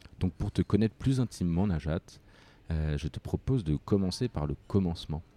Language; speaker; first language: French; native; French